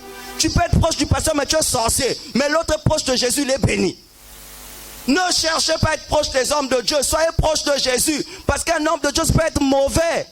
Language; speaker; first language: French; non-native, local second language; Lingala